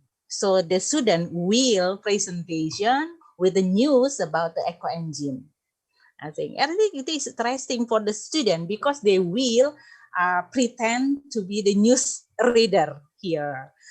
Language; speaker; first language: English; non-native, learner; Indonesian